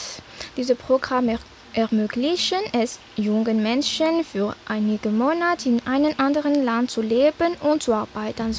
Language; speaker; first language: German; non-native, fluent; Malagasy